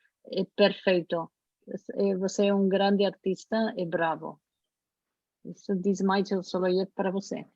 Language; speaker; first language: Portuguese; non-native, fluent; Spanish